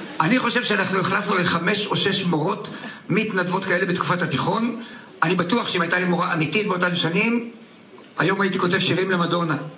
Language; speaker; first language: Hebrew; native; Hebrew